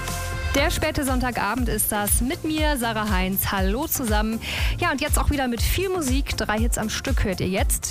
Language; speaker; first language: German; native; German